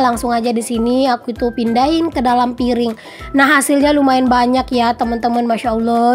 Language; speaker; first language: Indonesian; native; Indonesian